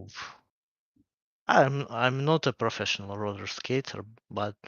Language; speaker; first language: English; non-native, learner; Russian